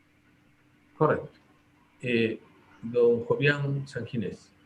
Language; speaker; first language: Spanish; native; Spanish